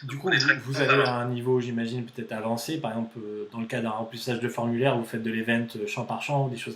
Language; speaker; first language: French; native; French